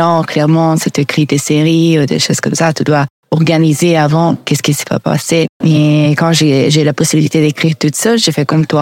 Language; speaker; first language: French; non-native, learner; Italian